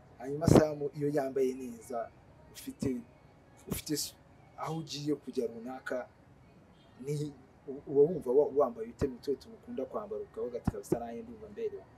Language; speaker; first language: Kinyarwanda; native; Kinyarwanda